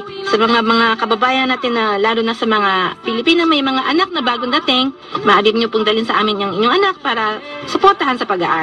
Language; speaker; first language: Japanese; non-native, fluent; Filipino